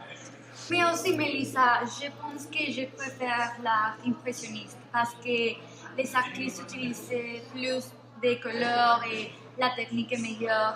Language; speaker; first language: French; non-native, learner; Spanish